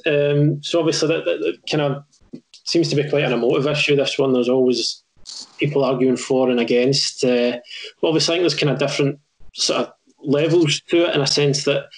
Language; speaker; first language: English; native; English